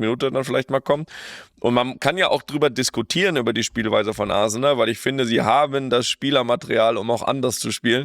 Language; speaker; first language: German; native; German